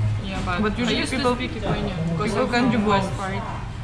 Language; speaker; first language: English; non-native, learner; Ukrainian